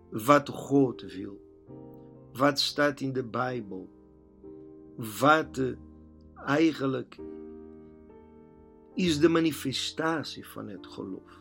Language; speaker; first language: Dutch; non-native, learner; Portuguese